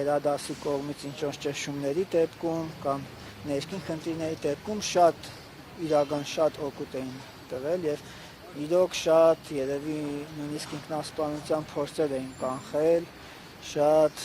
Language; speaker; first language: Armenian; native; Armenian